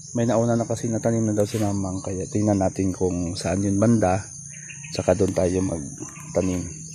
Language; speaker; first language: Filipino; non-native, local second language; Hiligaynon